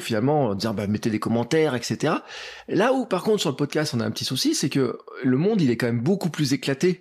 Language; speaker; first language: French; native; French